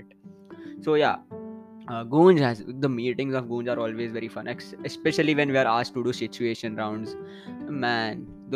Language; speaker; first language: English; non-native, local second language; Hindi